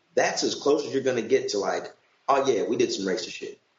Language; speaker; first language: English; native; English